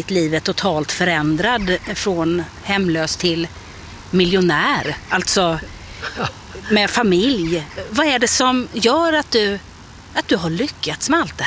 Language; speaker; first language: Swedish; native; Swedish